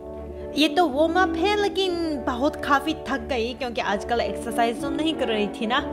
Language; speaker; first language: Hindi; non-native, fluent; Japanese